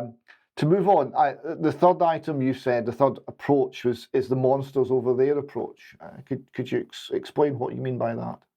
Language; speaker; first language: English; native; English